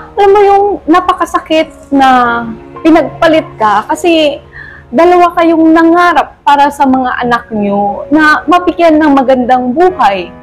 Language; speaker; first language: Filipino; non-native, local second language; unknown